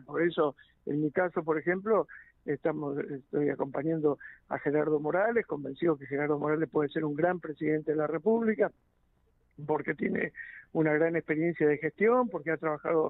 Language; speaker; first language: Spanish; native; Spanish